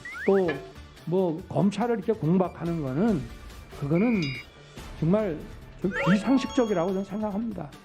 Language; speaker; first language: Korean; native; Korean